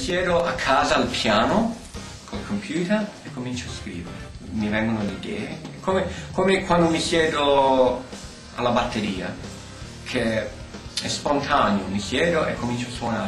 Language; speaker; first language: Italian; early bilingual, heritage; Italian